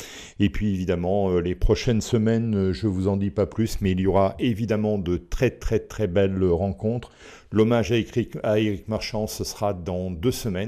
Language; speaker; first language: French; native; French